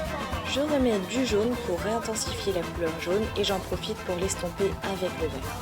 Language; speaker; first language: French; native; French